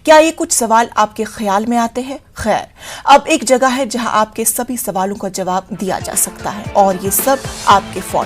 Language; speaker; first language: Hindi; native; Hindi